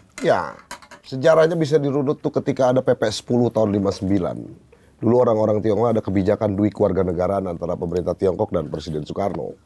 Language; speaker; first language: Indonesian; native; Indonesian